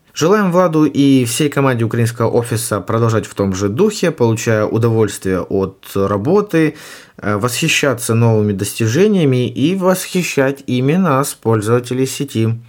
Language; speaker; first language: Russian; native; Russian